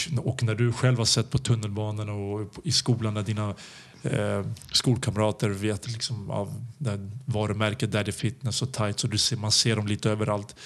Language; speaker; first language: Swedish; early bilingual, other home language; Serbian